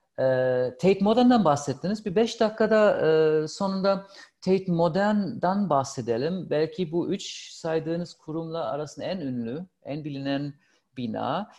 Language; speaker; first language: Turkish; non-native, fluent; German